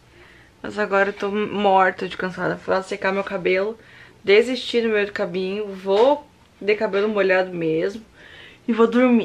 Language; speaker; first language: Portuguese; native; Portuguese